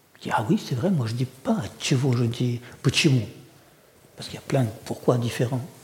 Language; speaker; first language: French; early bilingual, other home language; Russian